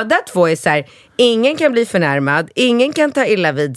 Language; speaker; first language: Swedish; native; Swedish